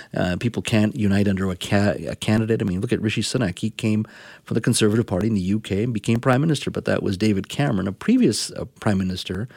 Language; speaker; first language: English; native; English